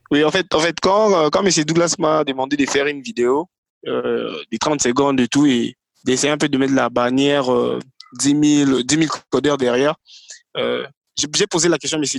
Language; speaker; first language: French; non-native, local second language; Lingala